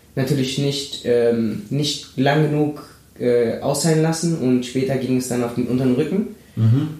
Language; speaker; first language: German; early bilingual, other home language; Spanish